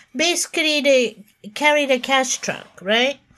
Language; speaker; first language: English; non-native, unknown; Japanese